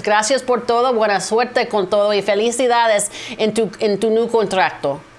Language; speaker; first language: Spanish; non-native, learner; English